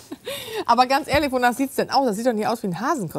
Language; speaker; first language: German; native; German